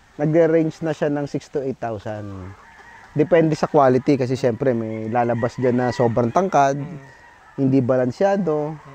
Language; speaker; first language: Filipino; native; Filipino